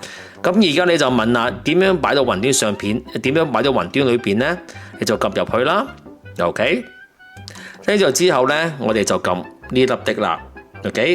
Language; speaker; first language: Cantonese; native; Cantonese